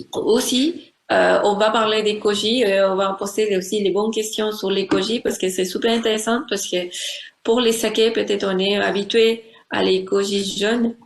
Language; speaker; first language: French; non-native, fluent; Spanish